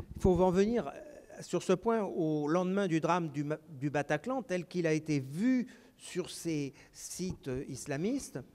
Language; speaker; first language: French; native; French